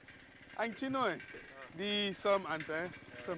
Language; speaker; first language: Vietnamese; non-native, learner; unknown